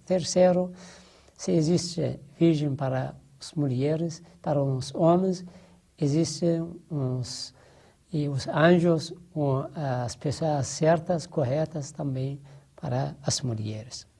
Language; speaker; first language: Portuguese; non-native, fluent; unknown